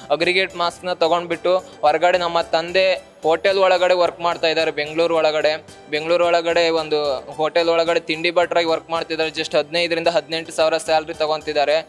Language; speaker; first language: Kannada; native; Kannada